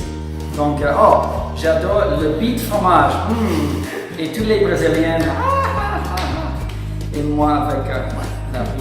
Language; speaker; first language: French; non-native, fluent; English